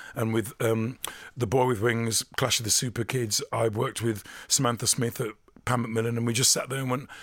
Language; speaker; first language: English; native; English